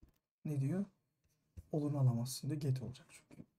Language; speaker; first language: Turkish; native; Turkish